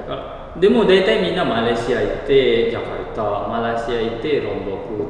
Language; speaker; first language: Japanese; non-native, learner; Indonesian